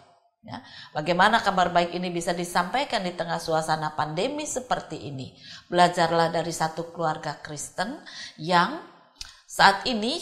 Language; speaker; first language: Indonesian; native; Indonesian